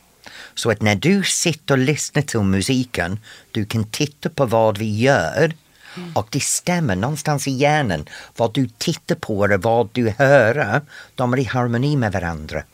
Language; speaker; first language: Swedish; non-native, fluent; English